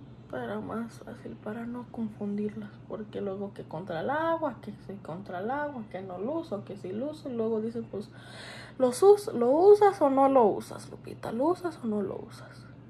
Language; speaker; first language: Spanish; early bilingual, heritage; Spanish